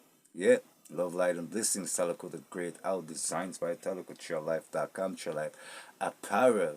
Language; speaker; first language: English; native; English